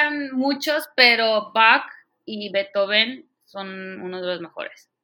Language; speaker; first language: Spanish; early bilingual, heritage; Spanish